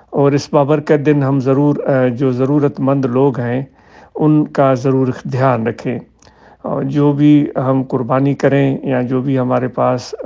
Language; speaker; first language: Urdu; non-native, local second language; Sindhi